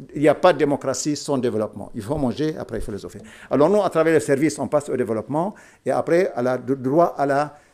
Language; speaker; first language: French; non-native, local second language; Arabic